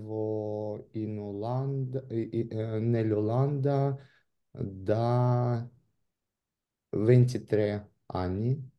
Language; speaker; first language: Italian; non-native, learner; Russian